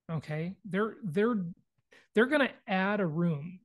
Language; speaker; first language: English; native; English